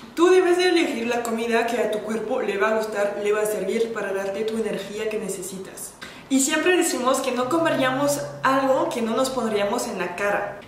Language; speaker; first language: Spanish; non-native, fluent; French